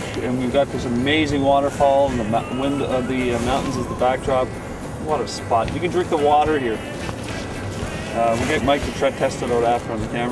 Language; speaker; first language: English; native; English